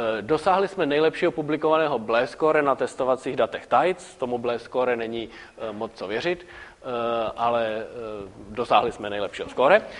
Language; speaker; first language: Czech; native; Czech